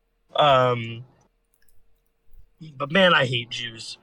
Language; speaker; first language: English; native; English